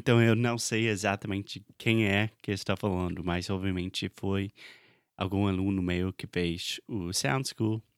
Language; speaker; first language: Portuguese; non-native, fluent; English